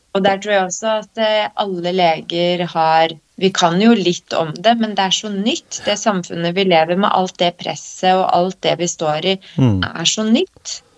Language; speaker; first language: Norwegian; early bilingual, other home language; Polish